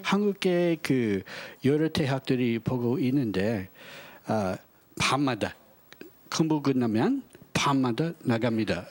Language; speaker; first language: Korean; non-native, fluent; English